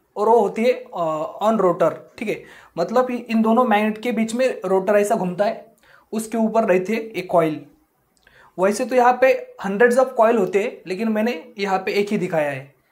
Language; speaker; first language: Hindi; non-native, local second language; Marathi